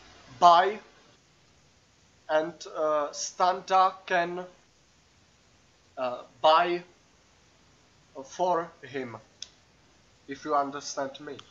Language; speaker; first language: English; non-native, learner; Czech